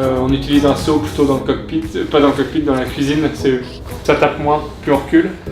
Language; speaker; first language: French; native; French